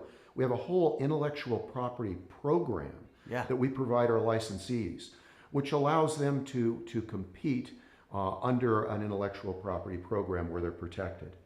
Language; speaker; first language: English; native; English